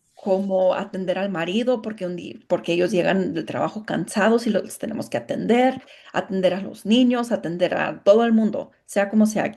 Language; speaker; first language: Spanish; early bilingual, other home language; English